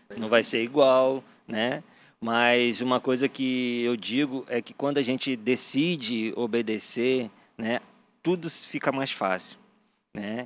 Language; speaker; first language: Portuguese; native; Portuguese